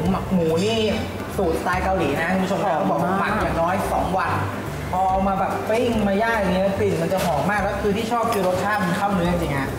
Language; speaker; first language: Thai; native; Thai